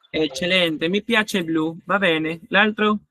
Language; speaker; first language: Italian; non-native, learner; Spanish